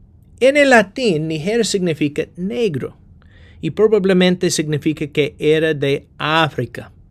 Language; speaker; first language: Spanish; non-native, fluent; English